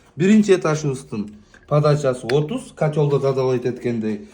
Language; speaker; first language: Russian; non-native, local second language; Kyrgyz